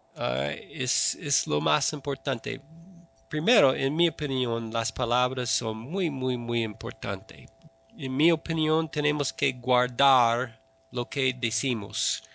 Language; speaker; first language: Spanish; non-native, learner; English